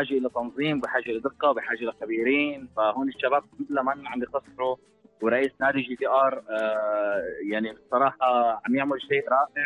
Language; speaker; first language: Arabic; native; Arabic